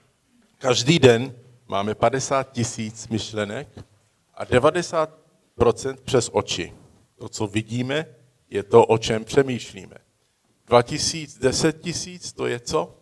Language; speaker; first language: Czech; early bilingual, heritage; Czech